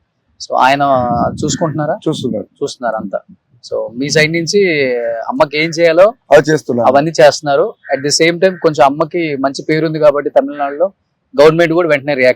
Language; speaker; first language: Telugu; native; Telugu